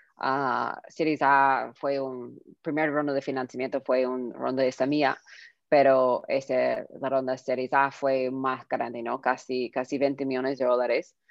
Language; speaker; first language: Spanish; non-native, fluent; English